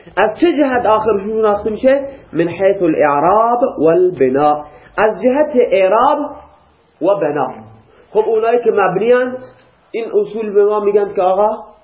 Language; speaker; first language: Persian; native; Persian